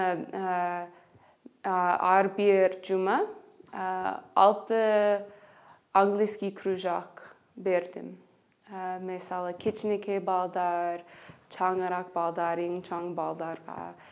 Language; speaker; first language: Kyrgyz; non-native, learner; English